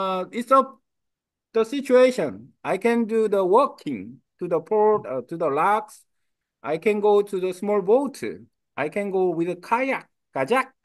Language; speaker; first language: English; non-native, learner; Korean